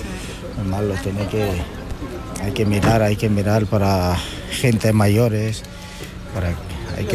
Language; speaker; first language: Spanish; non-native, learner; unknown